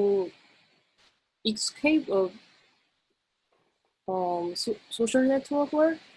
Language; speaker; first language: English; non-native, learner; Korean